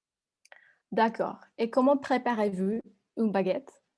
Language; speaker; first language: French; non-native, learner; Spanish